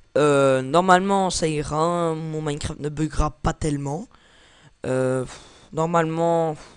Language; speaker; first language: French; native; French